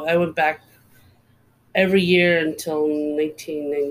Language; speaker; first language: English; non-native, fluent; Portuguese